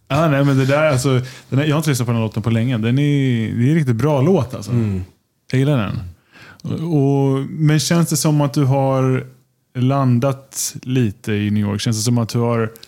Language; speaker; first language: Swedish; native; Swedish